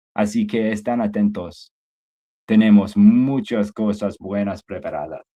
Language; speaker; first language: Spanish; non-native, learner; English